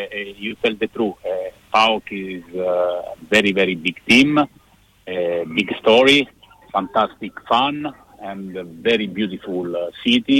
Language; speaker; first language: English; non-native, learner; Italian